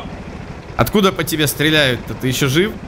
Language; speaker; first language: Russian; native; Russian